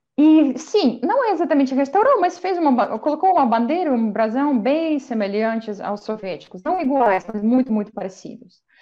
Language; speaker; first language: Portuguese; non-native, fluent; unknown